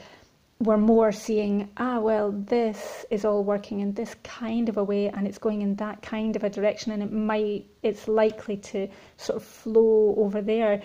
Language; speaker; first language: English; native; English